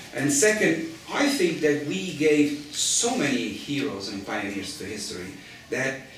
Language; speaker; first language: English; non-native, fluent; Italian